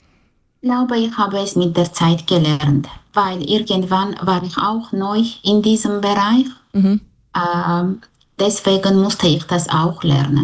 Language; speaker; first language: German; non-native, fluent; Armenian